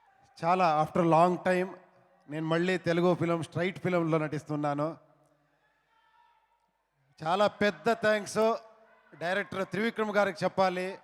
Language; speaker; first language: Telugu; non-native, fluent; Kannada